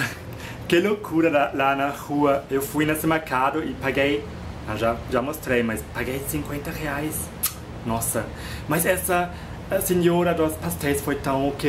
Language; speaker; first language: Portuguese; non-native, fluent; German